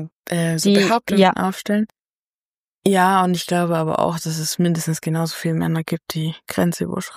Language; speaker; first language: German; native; German